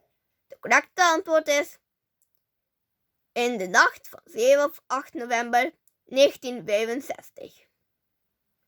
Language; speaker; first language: Dutch; early bilingual, other home language; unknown